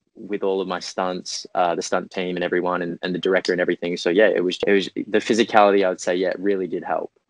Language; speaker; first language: English; native; English